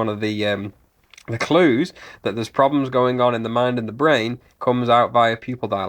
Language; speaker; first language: English; native; English